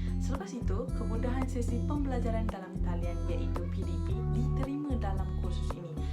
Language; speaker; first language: Malay; native; Malay